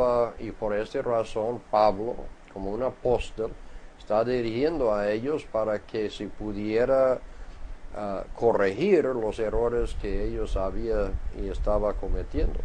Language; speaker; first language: Spanish; non-native, fluent; English